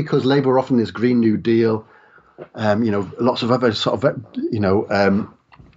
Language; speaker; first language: English; native; English